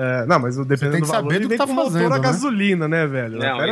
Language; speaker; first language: Portuguese; native; Portuguese